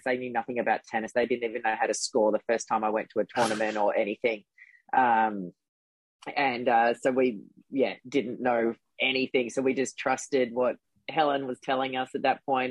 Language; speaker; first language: English; native; English